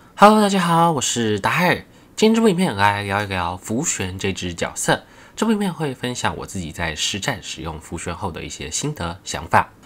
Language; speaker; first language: Chinese; native; Chinese